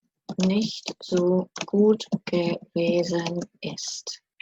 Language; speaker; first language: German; non-native, fluent; English